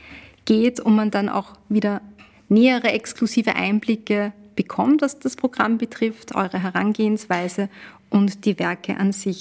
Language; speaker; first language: German; native; German